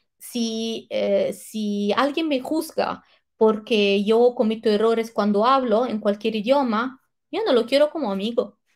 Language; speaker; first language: Spanish; non-native, fluent; Italian